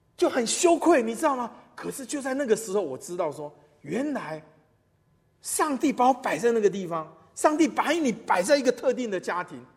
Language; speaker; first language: Chinese; non-native, local second language; Min Nan Chinese